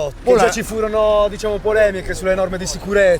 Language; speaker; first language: Italian; native; Italian